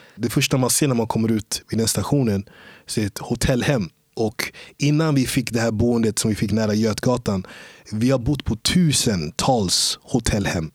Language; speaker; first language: Swedish; early bilingual, other home language; English